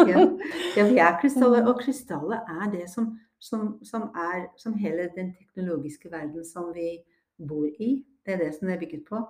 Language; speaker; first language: Norwegian; non-native, fluent; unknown